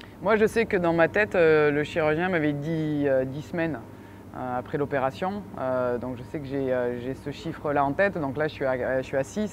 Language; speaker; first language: French; native; French